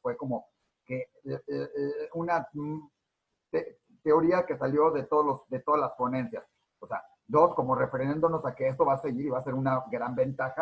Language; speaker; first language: Spanish; native; Spanish